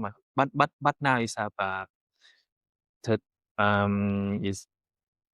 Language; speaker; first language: English; non-native, learner; Thai